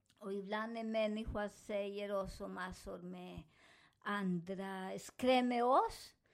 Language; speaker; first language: Swedish; non-native, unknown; Spanish